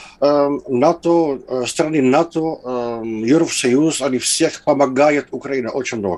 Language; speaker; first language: Russian; non-native, fluent; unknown